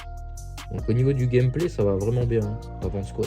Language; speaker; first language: French; native; French